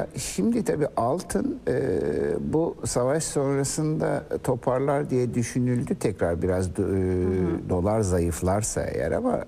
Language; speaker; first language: Turkish; native; Turkish